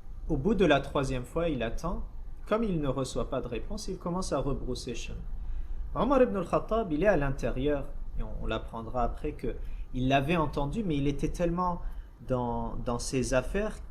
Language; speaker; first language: French; native; French